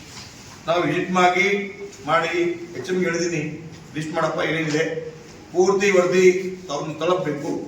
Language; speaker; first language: Kannada; non-native, local second language; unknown